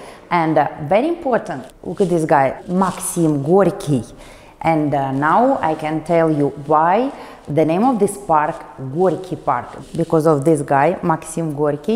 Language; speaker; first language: English; non-native, fluent; Russian